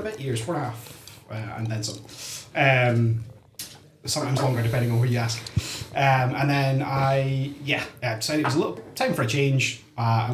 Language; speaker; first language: English; native; English